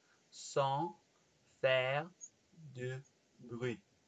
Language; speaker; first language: French; non-native, learner; English